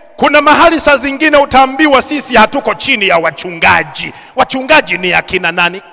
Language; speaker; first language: Swahili; native; Swahili